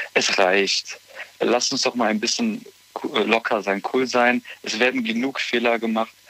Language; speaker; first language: German; native; German